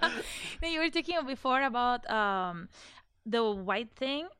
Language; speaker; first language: English; non-native, fluent; Spanish